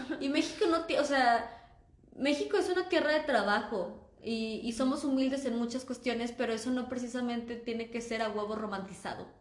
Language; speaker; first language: Spanish; native; Spanish